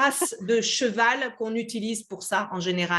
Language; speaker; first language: French; native; French